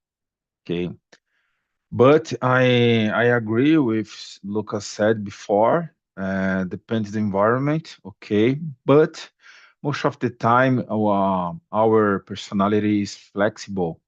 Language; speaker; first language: English; non-native, learner; Portuguese